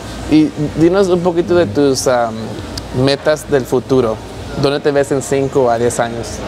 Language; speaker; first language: Spanish; early bilingual, other home language; English